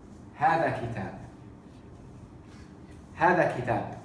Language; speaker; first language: Arabic; non-native, fluent; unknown